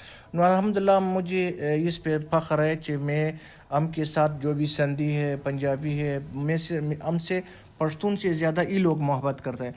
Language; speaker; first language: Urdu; non-native, local second language; Pashto